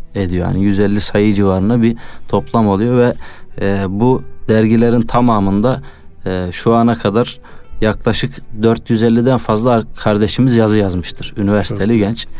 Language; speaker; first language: Turkish; native; Turkish